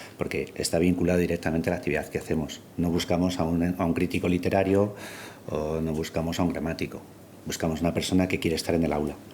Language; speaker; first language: Spanish; native; Spanish